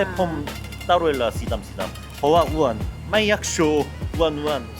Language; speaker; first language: Thai; non-native, learner; Korean